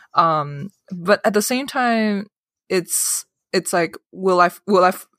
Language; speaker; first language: English; non-native, local second language; Cantonese